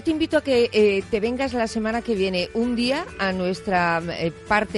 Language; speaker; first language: Spanish; native; Spanish